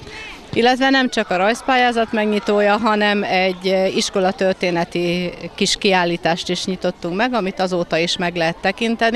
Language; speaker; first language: Hungarian; native; Hungarian